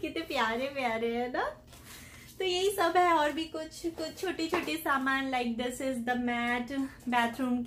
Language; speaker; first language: Hindi; native; Hindi